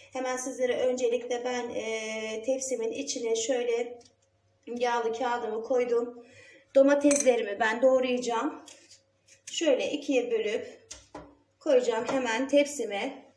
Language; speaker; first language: Turkish; native; Turkish